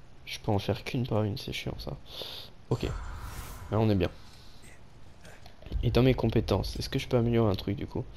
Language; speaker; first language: French; native; French